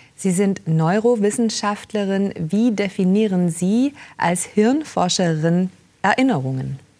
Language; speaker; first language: German; native; German